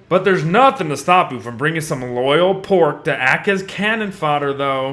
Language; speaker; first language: English; native; English